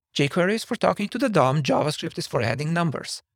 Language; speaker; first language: English; non-native, fluent; Slovenian